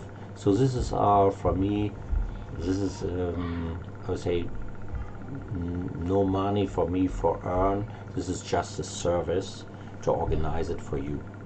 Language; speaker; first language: English; non-native, learner; German